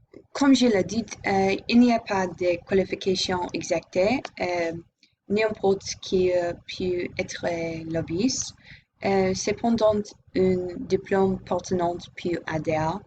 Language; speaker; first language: French; non-native, learner; English